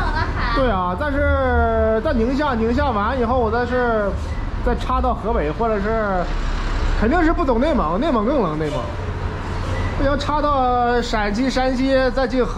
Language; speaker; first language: Chinese; native; Chinese